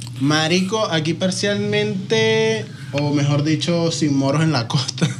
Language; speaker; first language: Spanish; native; Spanish